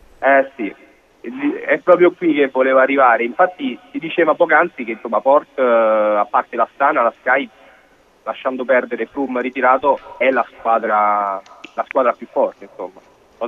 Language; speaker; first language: Italian; native; Italian